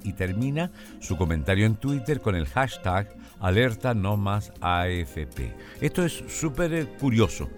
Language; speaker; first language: Spanish; native; Spanish